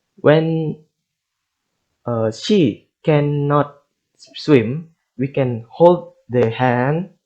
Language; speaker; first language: English; non-native, learner; Indonesian